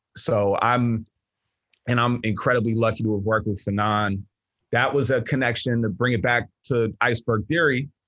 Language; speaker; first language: English; native; English